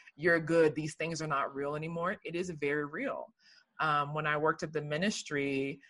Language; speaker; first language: English; early bilingual, other home language; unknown